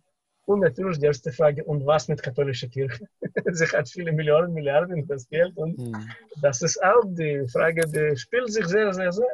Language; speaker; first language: German; non-native, fluent; Russian